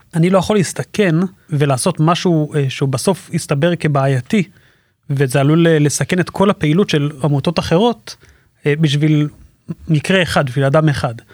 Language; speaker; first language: Hebrew; native; Hebrew